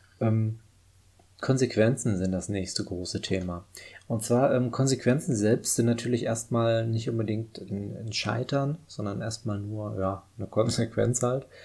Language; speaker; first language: German; native; German